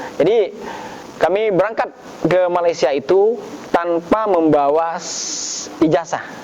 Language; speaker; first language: Indonesian; non-native, local second language; Madurese